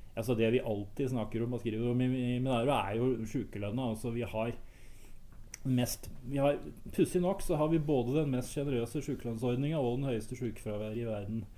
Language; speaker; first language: Norwegian; native; Norwegian